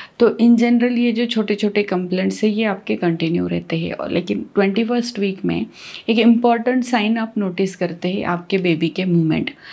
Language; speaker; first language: Hindi; non-native, local second language; Marathi